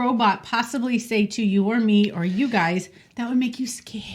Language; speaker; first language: English; native; English